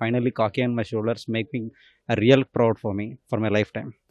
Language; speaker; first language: English; non-native, local second language; Telugu